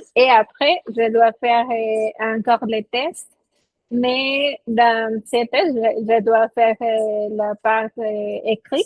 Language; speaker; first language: French; non-native, fluent; Spanish